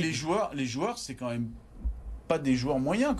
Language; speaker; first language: French; native; French